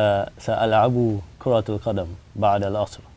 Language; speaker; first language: Arabic; non-native, learner; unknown